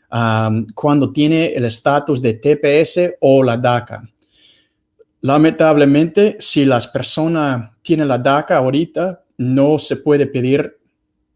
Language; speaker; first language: Spanish; non-native, fluent; English